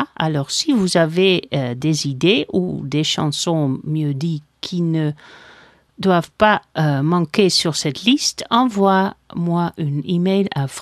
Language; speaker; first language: French; non-native, fluent; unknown